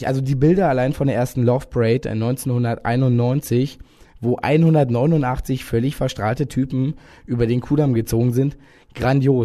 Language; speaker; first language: German; native; German